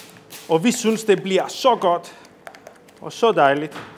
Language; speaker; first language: Danish; non-native, fluent; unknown